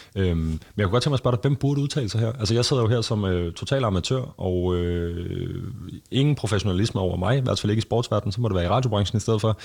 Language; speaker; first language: Danish; native; Danish